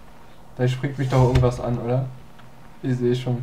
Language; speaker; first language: German; native; German